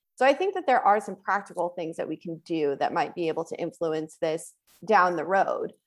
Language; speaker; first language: English; native; English